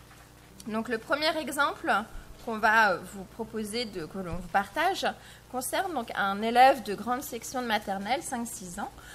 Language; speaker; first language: French; native; French